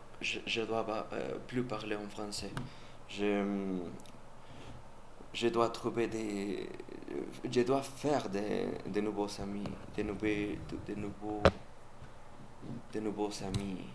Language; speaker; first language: French; non-native, learner; Spanish